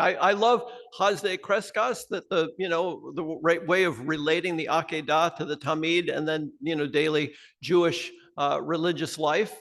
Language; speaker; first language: English; native; English